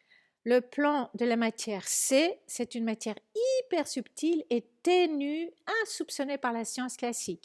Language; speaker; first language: French; native; French